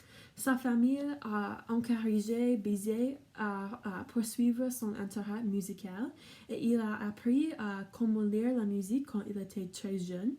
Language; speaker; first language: French; non-native, learner; English